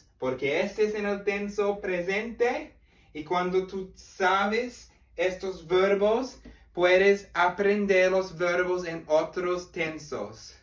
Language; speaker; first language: Spanish; non-native, learner; English